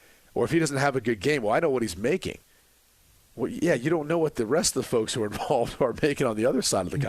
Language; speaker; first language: English; native; English